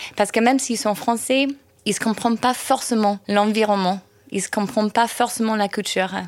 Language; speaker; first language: French; non-native, fluent; English